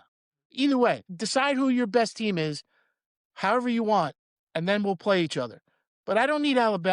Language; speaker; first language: English; native; English